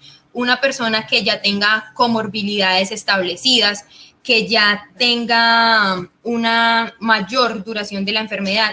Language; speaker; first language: Spanish; native; Spanish